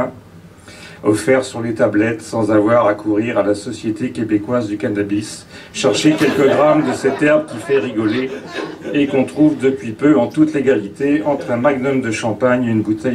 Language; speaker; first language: French; native; French